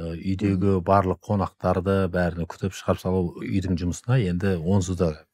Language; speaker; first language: Kazakh; native; Kazakh